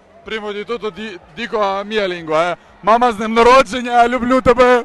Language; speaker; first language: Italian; non-native, learner; Ukrainian